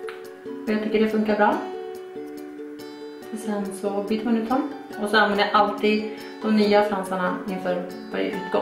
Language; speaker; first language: Swedish; native; Swedish